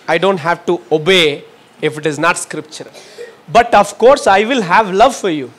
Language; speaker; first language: English; non-native, local second language; Tamil